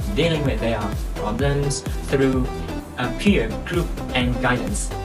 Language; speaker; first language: English; non-native, local second language; Malay